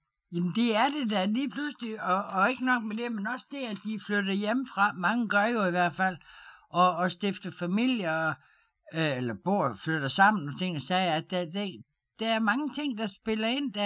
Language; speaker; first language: Danish; native; Danish